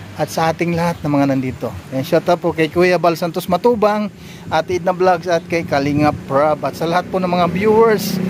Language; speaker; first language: Filipino; native; Filipino